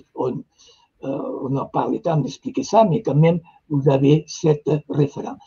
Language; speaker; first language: French; non-native, fluent; Spanish